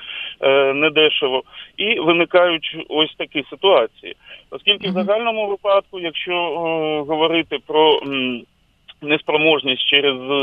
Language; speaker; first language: Ukrainian; native; Ukrainian